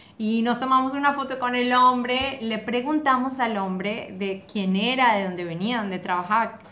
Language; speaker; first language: Spanish; native; Spanish